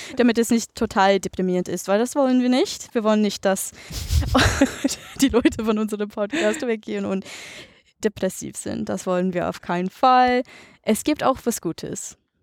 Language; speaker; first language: German; non-native, fluent; English